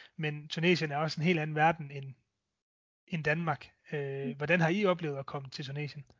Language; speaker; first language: Danish; native; Danish